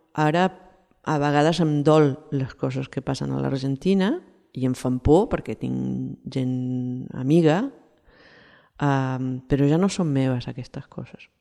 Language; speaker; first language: Catalan; non-native, fluent; Spanish